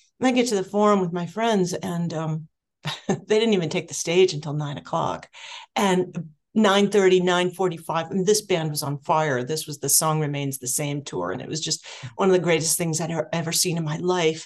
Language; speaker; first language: English; native; English